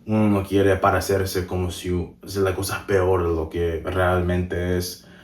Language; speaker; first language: Spanish; early bilingual, heritage; Spanish